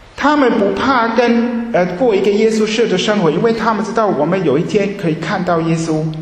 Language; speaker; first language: Chinese; early bilingual, heritage; Chinese